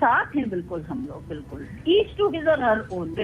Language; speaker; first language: Hindi; non-native, local second language; Tamil